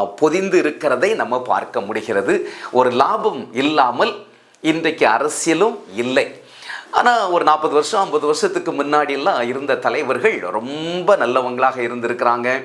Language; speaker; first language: Tamil; native; Tamil